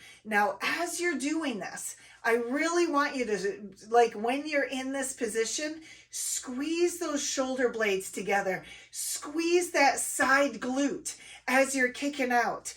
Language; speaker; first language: English; native; English